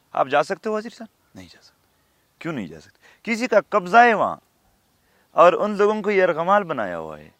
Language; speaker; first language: Urdu; non-native, local second language; Pashto